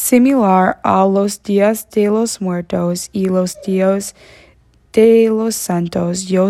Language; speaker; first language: Spanish; non-native, learner; English